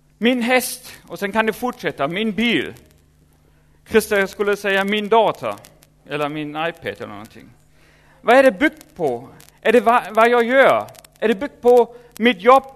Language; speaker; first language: Swedish; non-native, fluent; German